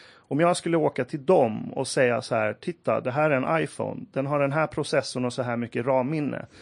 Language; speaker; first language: Swedish; early bilingual, other home language; Persian